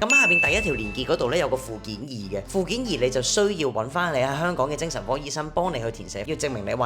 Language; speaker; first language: Cantonese; native; Cantonese